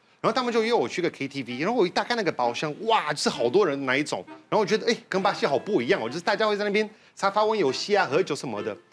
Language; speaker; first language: Chinese; non-native, fluent; Portuguese